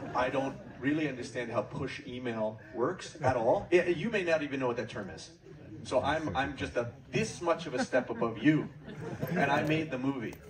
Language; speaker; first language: English; native; English